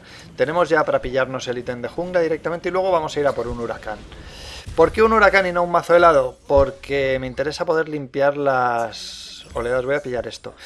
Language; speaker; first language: Spanish; native; Spanish